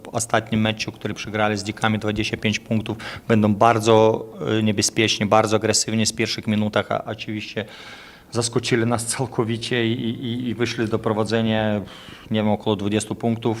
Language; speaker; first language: Polish; non-native, fluent; Lithuanian